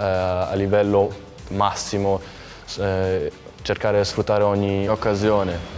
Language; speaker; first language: Italian; non-native, fluent; German